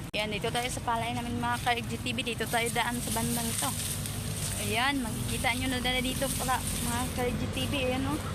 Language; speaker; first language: Filipino; non-native, local second language; Hiligaynon